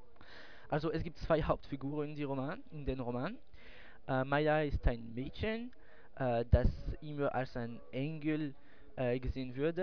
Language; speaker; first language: German; non-native, learner; French